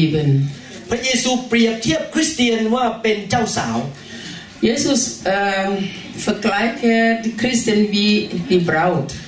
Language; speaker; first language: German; non-native, learner; Thai